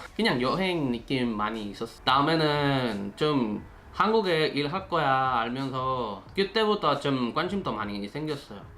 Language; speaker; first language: Korean; non-native, learner; Spanish